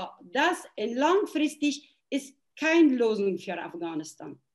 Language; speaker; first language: German; non-native, fluent; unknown